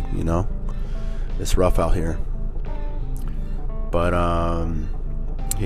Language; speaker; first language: English; native; English